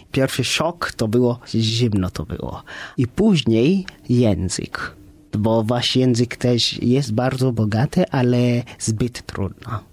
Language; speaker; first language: Polish; non-native, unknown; Kikuyu